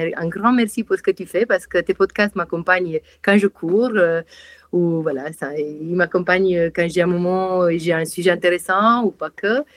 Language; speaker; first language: French; non-native, fluent; Romanian